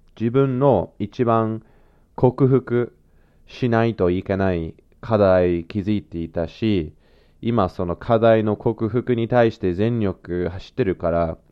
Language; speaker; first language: Japanese; non-native, fluent; English